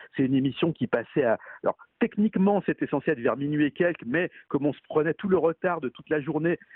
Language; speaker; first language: French; native; French